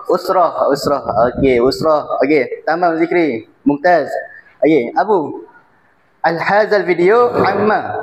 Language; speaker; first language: Arabic; non-native, learner; Malay